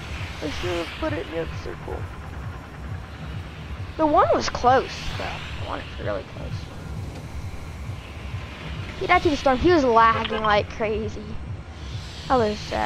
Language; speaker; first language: English; native; English